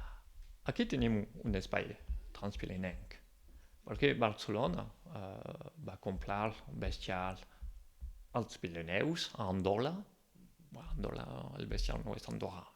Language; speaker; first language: Catalan; non-native, local second language; French